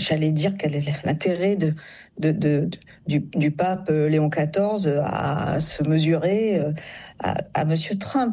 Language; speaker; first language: French; native; French